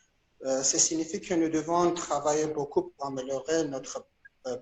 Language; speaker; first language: French; non-native, fluent; Armenian